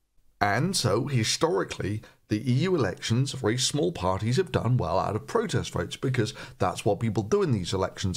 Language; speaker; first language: English; native; English